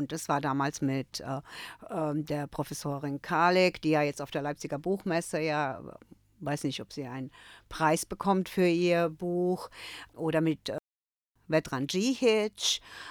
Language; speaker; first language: German; early bilingual, other home language; Croatian